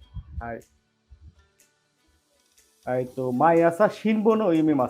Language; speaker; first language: Japanese; non-native, fluent; Bangla